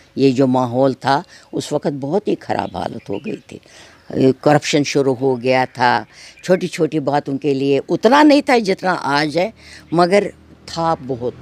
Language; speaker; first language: Urdu; non-native, local second language; Kashmiri